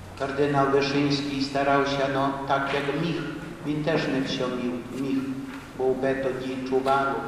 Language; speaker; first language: Ukrainian; early bilingual, heritage; Ukrainian